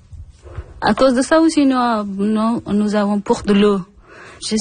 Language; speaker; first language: French; non-native, learner; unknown